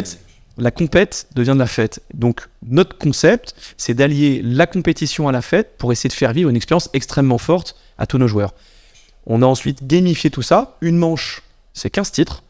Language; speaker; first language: French; native; French